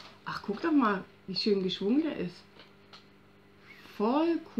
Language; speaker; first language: German; native; German